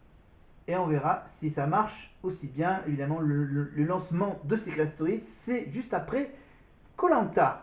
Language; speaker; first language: French; native; French